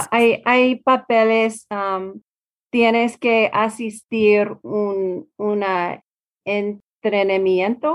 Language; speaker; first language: Spanish; non-native, learner; English